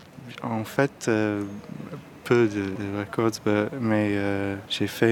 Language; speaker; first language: French; non-native, learner; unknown